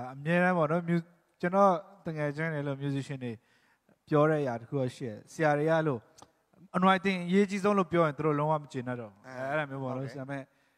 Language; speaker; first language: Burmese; non-native, local second language; Tedim Chin